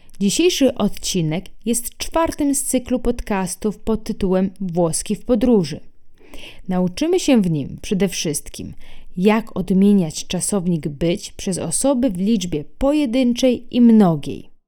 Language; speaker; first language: Polish; non-native, fluent; Italian